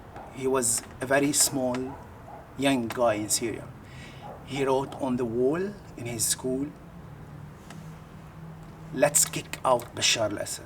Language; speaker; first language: English; non-native, learner; Arabic